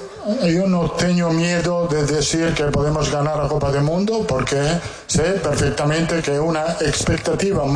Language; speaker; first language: Portuguese; non-native, learner; Italian